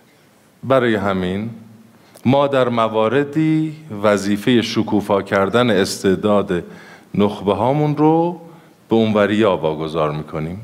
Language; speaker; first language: Persian; native; Persian